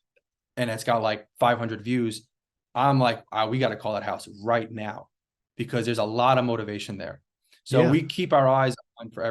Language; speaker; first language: English; native; English